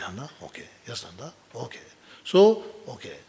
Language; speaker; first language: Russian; non-native, learner; Tibetan